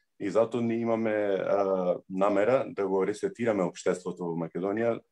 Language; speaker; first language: Macedonian; early bilingual, heritage; Macedonian